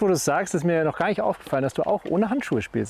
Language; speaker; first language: German; native; German